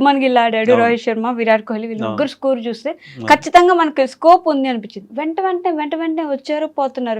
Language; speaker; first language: Telugu; native; Telugu